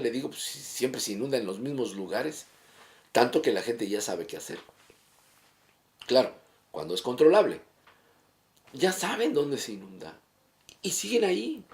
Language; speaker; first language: Spanish; native; Spanish